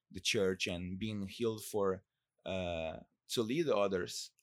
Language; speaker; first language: English; non-native, fluent; Portuguese